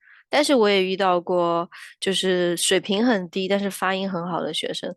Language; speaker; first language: Chinese; native; Chinese